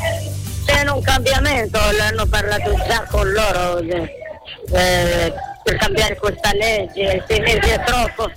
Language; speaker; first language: Italian; non-native, learner; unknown